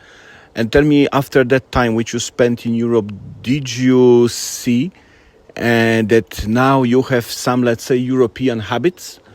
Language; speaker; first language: English; non-native, fluent; Polish